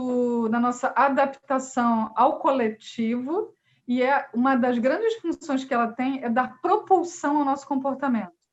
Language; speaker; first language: Portuguese; native; Portuguese